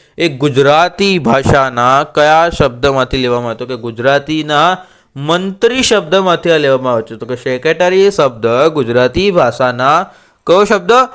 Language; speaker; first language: Gujarati; native; Gujarati